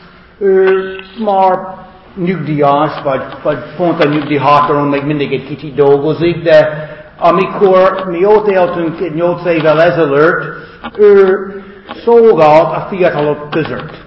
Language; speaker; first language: Hungarian; non-native, learner; English